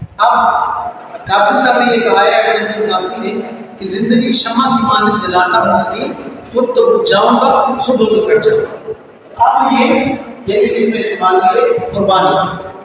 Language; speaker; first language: Urdu; native; Urdu